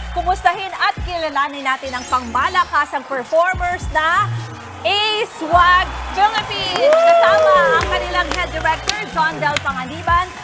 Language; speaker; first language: Filipino; native; Filipino